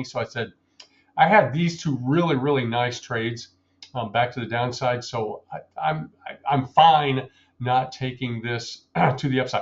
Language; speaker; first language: English; native; English